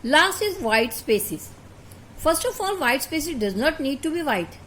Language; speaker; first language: English; non-native, local second language; Punjabi